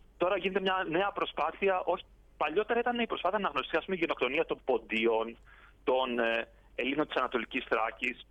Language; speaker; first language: Greek; native; Greek